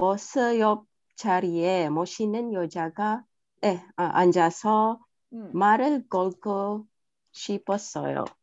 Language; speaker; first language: Korean; non-native, learner; Malay